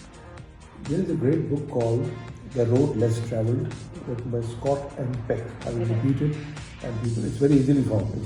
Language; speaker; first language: English; non-native, local second language; Hindi